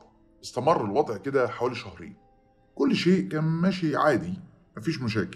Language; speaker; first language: Arabic; native; Arabic